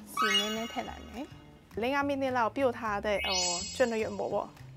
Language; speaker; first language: Burmese; non-native, learner; Chinese